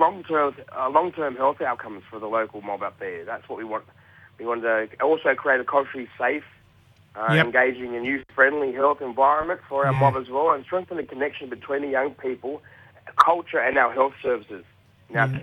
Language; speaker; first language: English; native; English